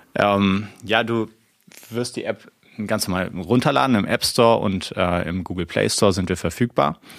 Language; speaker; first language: German; native; German